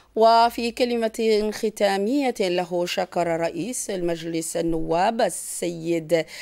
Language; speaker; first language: Arabic; non-native, local second language; Somali